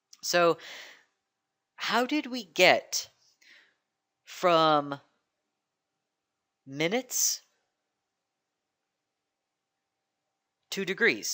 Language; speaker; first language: English; native; English